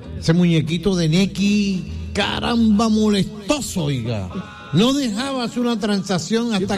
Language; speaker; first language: Spanish; native; Spanish